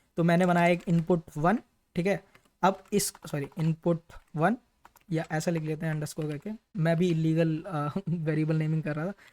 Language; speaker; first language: Hindi; native; Hindi